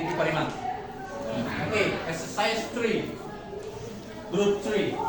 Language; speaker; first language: English; non-native, learner; Indonesian